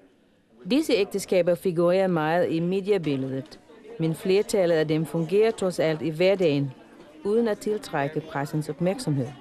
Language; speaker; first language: Danish; non-native, fluent; Filipino